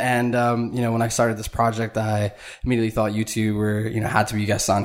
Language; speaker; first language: English; native; English